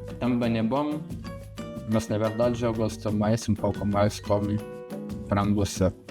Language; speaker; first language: Portuguese; non-native, fluent; Russian